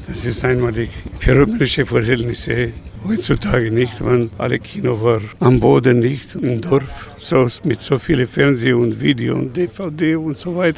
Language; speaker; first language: German; non-native, learner; Romanian